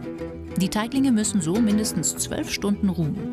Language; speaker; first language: German; native; German